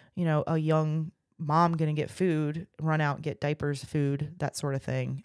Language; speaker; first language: English; native; English